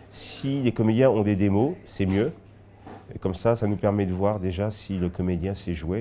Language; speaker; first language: French; early bilingual, other home language; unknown